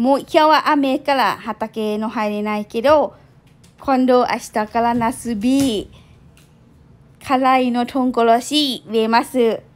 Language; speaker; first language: Japanese; non-native, learner; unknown